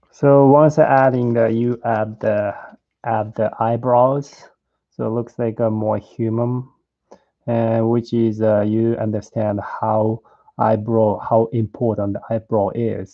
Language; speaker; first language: English; non-native, learner; Japanese